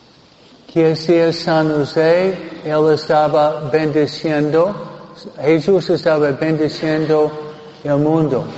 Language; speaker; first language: Spanish; non-native, fluent; English